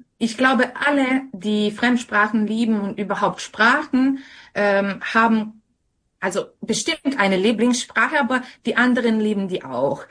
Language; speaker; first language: German; non-native, fluent; Serbian